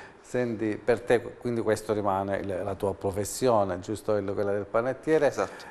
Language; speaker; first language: Italian; native; Italian